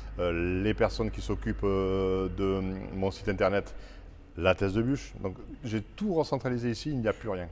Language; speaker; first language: French; native; French